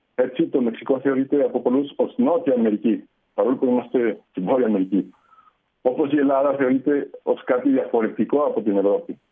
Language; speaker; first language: Greek; non-native, fluent; Spanish